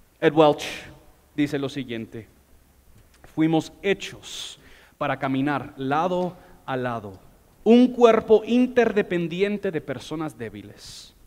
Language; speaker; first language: Spanish; non-native, fluent; English